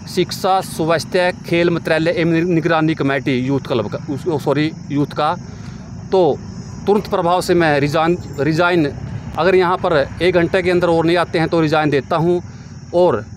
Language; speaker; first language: Hindi; native; Hindi